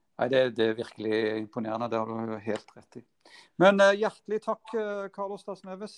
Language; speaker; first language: Norwegian; native; Norwegian